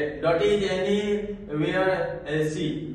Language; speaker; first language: English; non-native, learner; Hindi